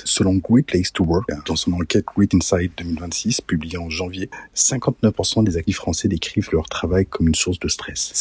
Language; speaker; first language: French; native; French